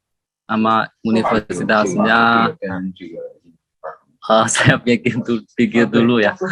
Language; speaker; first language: Indonesian; non-native, learner; Chinese